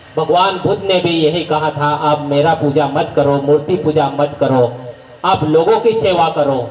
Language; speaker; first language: Hindi; non-native, local second language; Marathi